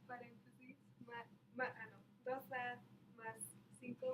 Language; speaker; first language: Spanish; non-native, learner; English